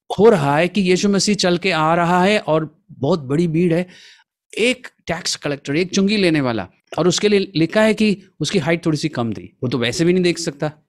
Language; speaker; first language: Hindi; non-native, local second language; Malayalam